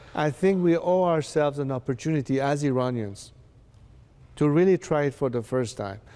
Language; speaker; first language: English; non-native, fluent; Persian